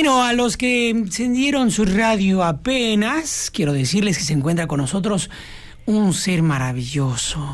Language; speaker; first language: Spanish; native; Spanish